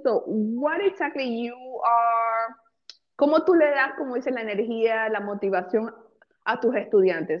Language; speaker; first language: Spanish; early bilingual, heritage; Spanish